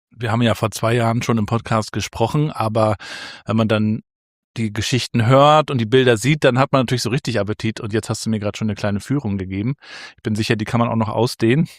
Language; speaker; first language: German; native; German